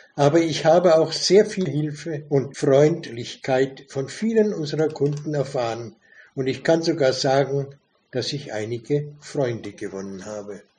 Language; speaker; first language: German; native; German